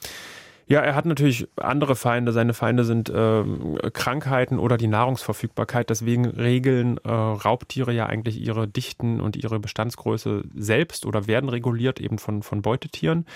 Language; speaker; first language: German; native; German